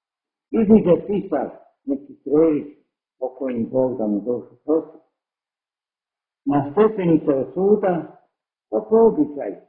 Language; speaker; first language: Serbian; native; Serbian